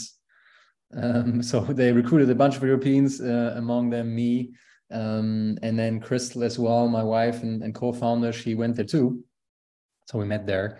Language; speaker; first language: English; non-native, fluent; German